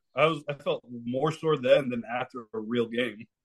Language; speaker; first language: English; early bilingual, other home language; Spanish